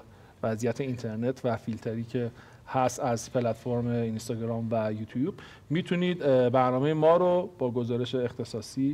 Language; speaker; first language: Persian; native; Persian